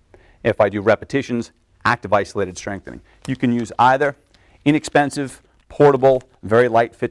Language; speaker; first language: English; native; English